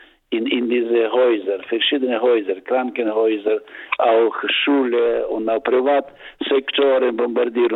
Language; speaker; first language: German; non-native, learner; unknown